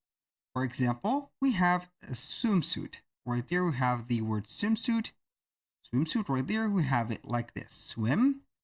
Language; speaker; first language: English; non-native, fluent; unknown